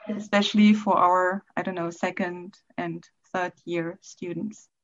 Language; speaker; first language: English; non-native, fluent; German